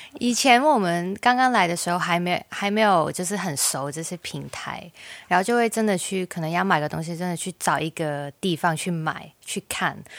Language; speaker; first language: Chinese; non-native, fluent; Cantonese